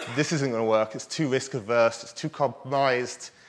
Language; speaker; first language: English; native; English